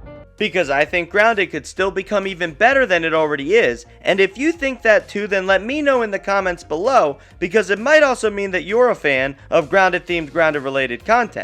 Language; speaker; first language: English; native; English